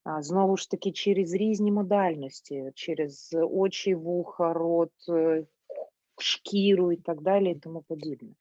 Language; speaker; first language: Ukrainian; non-native, local second language; Russian